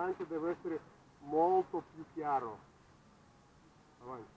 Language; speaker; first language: Italian; non-native, fluent; Russian